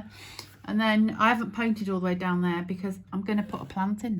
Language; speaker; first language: English; native; English